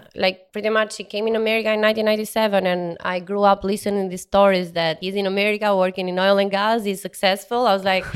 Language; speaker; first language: English; non-native, fluent; Albanian